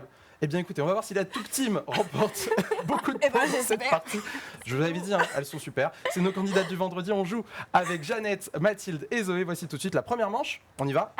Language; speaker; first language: French; native; French